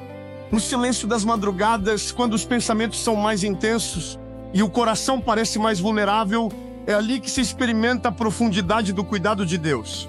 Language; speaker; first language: Portuguese; native; Portuguese